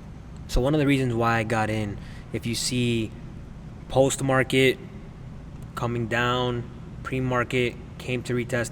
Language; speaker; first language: English; native; English